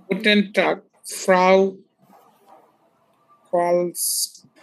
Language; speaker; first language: German; non-native, learner; Bangla